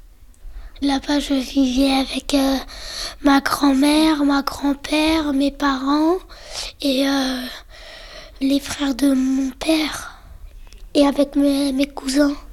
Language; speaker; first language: French; non-native, learner; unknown